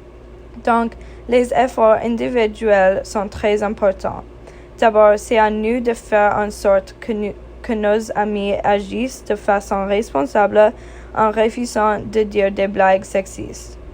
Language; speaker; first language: French; non-native, fluent; English